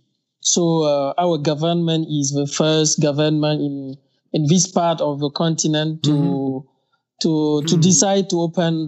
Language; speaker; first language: English; non-native, fluent; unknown